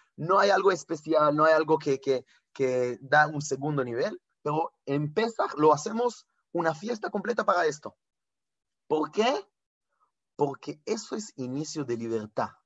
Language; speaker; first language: Spanish; non-native, fluent; Hebrew